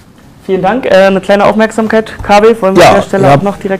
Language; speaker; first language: German; native; German